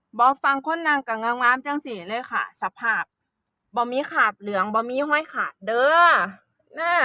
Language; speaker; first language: Thai; non-native, local second language; Northeastern Thai